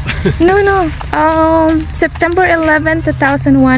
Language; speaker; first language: English; non-native, local second language; Filipino